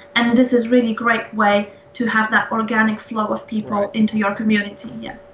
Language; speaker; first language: English; non-native, fluent; Polish